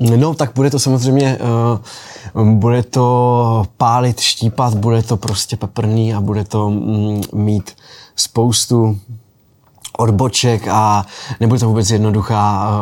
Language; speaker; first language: Czech; native; Czech